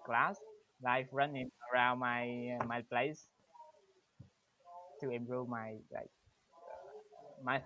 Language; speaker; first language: English; non-native, learner; Vietnamese